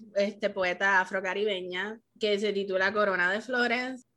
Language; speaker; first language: Spanish; early bilingual, heritage; Spanish